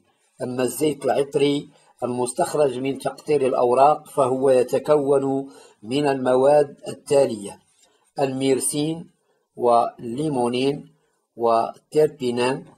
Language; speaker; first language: Arabic; native; Arabic